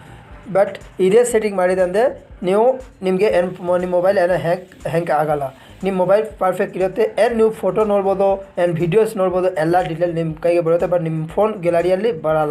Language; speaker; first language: Kannada; non-native, local second language; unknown